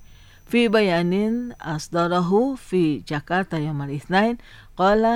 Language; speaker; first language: Arabic; non-native, fluent; Indonesian